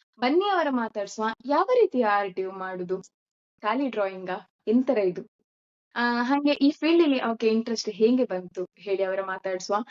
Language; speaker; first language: Kannada; native; Kannada